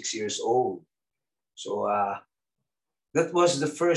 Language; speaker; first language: English; non-native, local second language; Cebuano